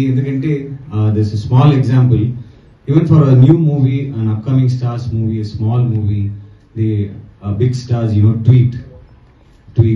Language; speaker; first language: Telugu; non-native, learner; Tamil